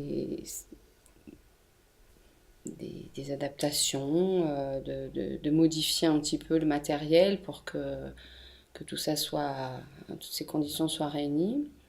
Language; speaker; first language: French; native; French